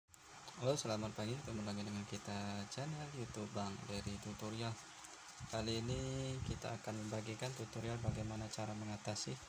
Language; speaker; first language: Indonesian; native; Indonesian